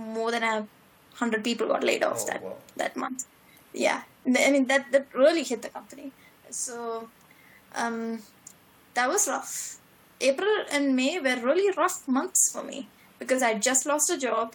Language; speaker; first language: English; non-native, local second language; Malayalam